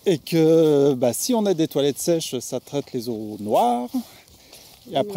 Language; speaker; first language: French; native; French